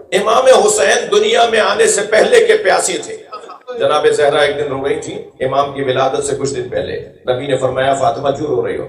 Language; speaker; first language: Urdu; non-native, local second language; Sindhi